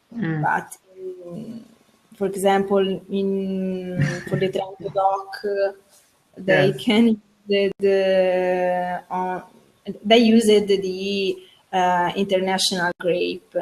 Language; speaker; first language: English; non-native, learner; Italian